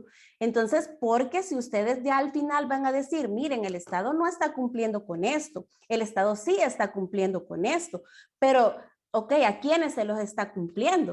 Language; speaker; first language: Spanish; native; Spanish